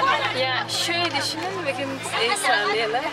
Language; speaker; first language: Turkish; native; Turkish